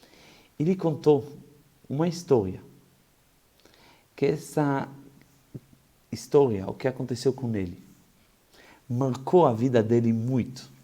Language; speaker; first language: Portuguese; non-native, fluent; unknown